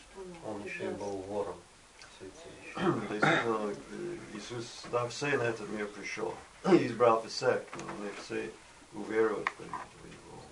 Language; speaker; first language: Russian; non-native, learner; English